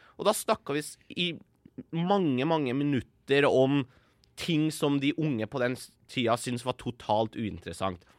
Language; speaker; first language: Norwegian; early bilingual, other home language; Persian